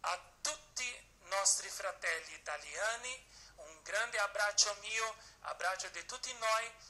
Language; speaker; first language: Italian; non-native, learner; Portuguese